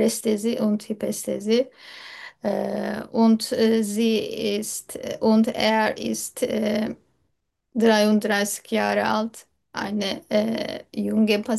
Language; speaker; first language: German; non-native, learner; Turkish